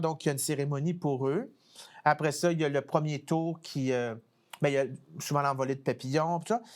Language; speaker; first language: French; native; French